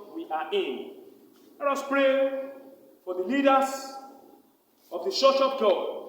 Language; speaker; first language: English; non-native, local second language; Yoruba